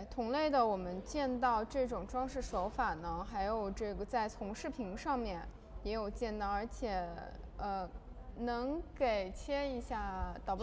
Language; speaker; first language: Chinese; native; Chinese